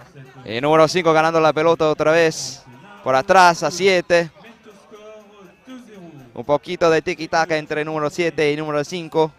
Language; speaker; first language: Spanish; non-native, fluent; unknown